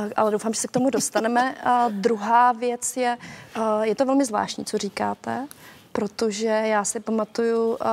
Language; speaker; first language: Czech; native; Czech